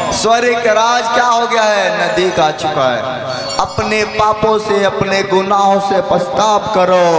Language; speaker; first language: Hindi; native; Hindi